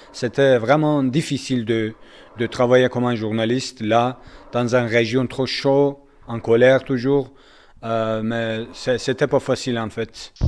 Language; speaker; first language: French; non-native, learner; Kurdish